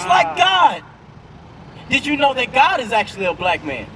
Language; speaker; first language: English; native; English